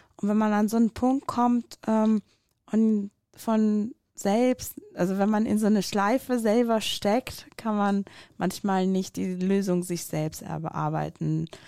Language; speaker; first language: German; non-native, fluent; Persian